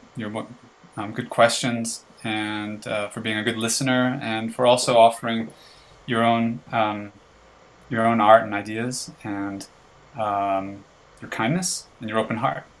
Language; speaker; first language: English; native; English